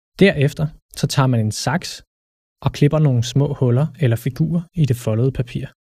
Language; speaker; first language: Danish; native; Danish